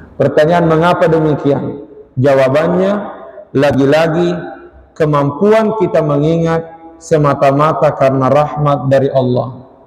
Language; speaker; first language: Malay; non-native, local second language; Buginese